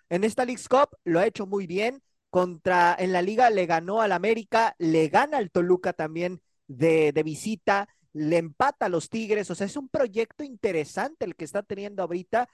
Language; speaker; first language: Spanish; native; Spanish